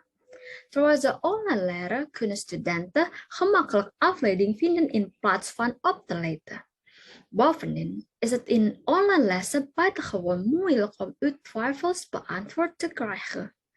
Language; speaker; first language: Dutch; non-native, learner; Indonesian